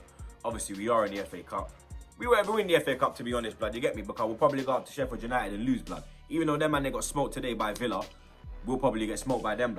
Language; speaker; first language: English; native; English